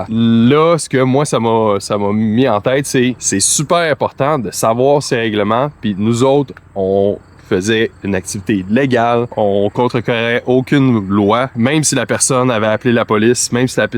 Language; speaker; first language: French; native; French